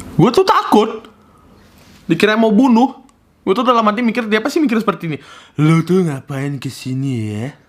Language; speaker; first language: Indonesian; early bilingual, other home language; Russian